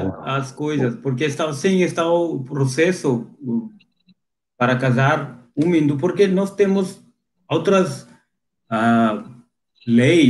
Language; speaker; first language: Portuguese; non-native, local second language; Hindi